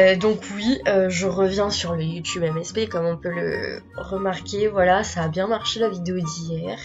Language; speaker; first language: French; early bilingual, other home language; Portuguese